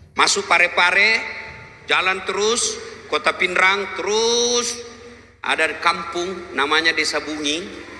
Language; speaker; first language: Indonesian; non-native, local second language; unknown